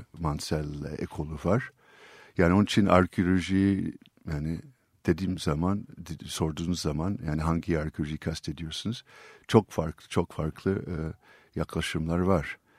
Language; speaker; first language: Turkish; non-native, fluent; English